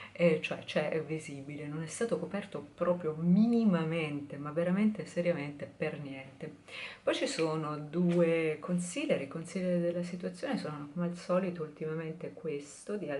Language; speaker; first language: Italian; native; Italian